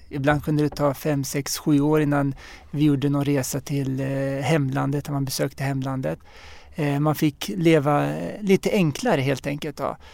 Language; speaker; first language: Swedish; early bilingual, other home language; Arabic